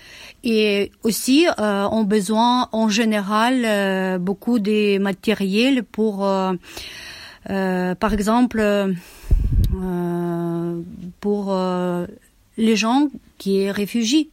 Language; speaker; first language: French; non-native, learner; Ukrainian